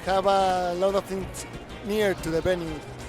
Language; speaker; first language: English; non-native, learner; Spanish